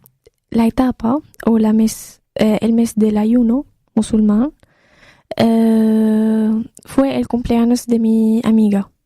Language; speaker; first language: Spanish; non-native, fluent; Arabic